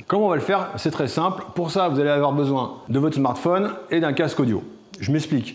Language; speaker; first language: French; native; French